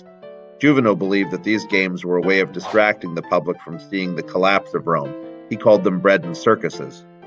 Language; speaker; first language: English; native; English